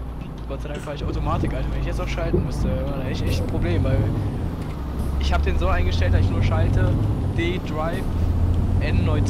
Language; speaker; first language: German; native; German